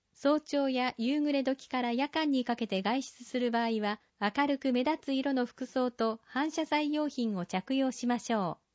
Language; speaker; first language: Japanese; native; Japanese